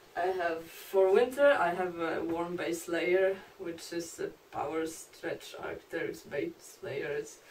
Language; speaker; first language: English; non-native, fluent; Polish